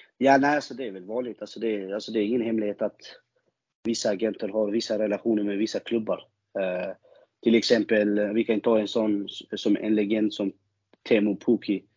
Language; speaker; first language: Swedish; early bilingual, other home language; Albanian